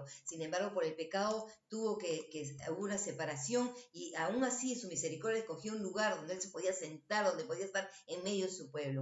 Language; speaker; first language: Spanish; native; Spanish